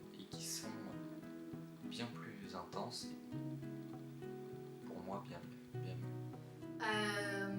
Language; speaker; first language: French; native; French